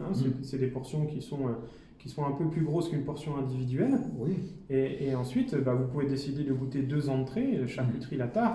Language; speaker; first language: French; native; French